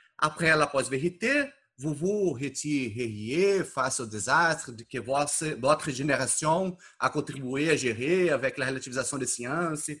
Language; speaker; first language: French; non-native, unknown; Portuguese